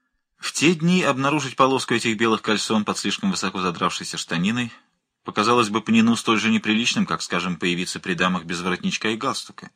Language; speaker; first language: Russian; native; Russian